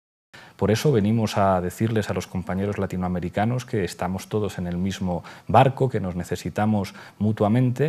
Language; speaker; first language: Spanish; native; Spanish